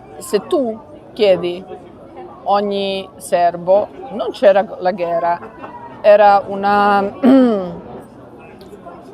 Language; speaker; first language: Italian; non-native, learner; Serbian